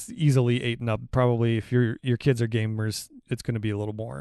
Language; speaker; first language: English; native; English